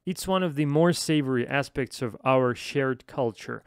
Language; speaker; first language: English; non-native, fluent; Russian